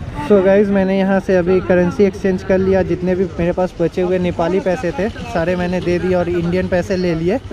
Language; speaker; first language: Hindi; native; Hindi